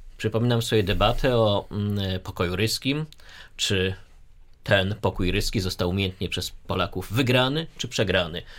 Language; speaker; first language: Polish; native; Polish